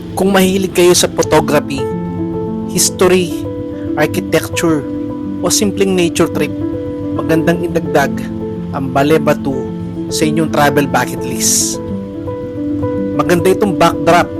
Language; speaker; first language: Filipino; non-native, local second language; Pampanga